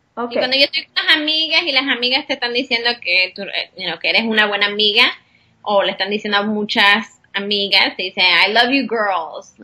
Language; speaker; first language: Spanish; non-native, fluent; English